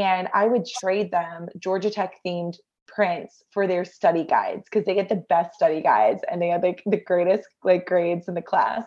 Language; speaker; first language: English; native; English